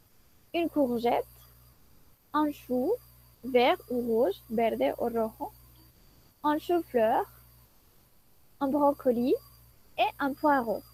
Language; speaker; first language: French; non-native, fluent; Spanish